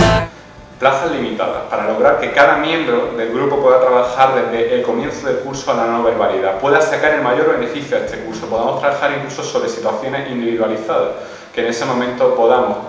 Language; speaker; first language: Spanish; native; Spanish